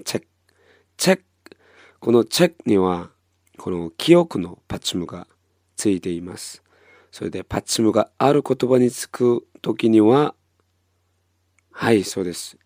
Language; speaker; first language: Japanese; non-native, fluent; Korean